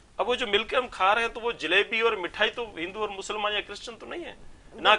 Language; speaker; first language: Urdu; non-native, local second language; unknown